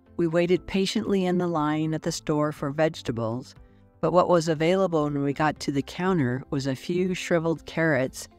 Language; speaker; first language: English; native; English